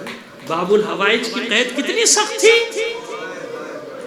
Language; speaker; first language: Urdu; native; Urdu